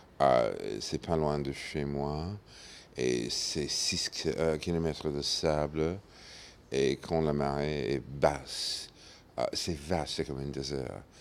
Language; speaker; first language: French; non-native, fluent; English